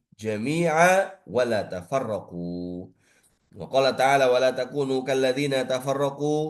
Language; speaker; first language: Arabic; non-native, fluent; Indonesian